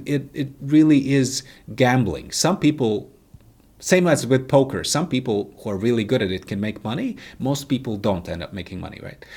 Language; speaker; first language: English; non-native, fluent; Latvian